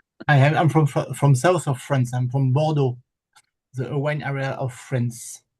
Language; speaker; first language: English; non-native, learner; French